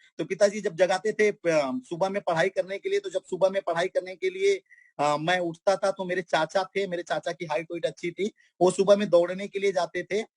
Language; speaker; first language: Hindi; non-native, local second language; Bhojpuri